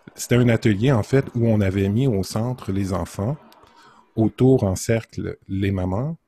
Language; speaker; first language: French; native; French